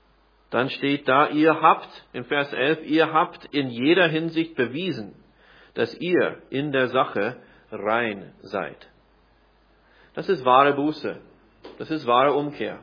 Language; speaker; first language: German; non-native, fluent; English